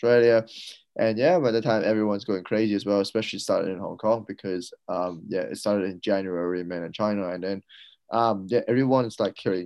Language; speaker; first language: English; non-native, local second language; Cantonese